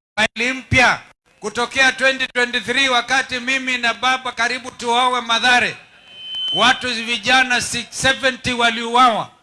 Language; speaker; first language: Swahili; non-native, local second language; Kamba